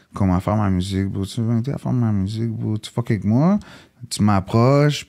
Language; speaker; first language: French; early bilingual, other home language; English